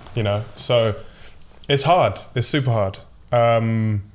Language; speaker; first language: English; native; English